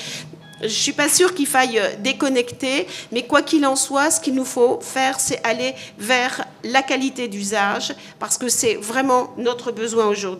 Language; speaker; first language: French; native; French